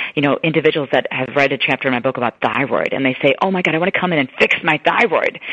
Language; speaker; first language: English; native; English